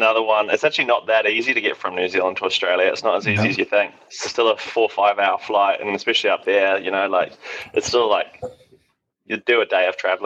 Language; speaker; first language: English; native; English